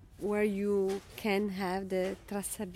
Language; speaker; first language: English; non-native, learner; Italian